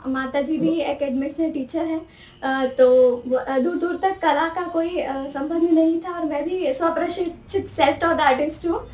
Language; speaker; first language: Hindi; native; Hindi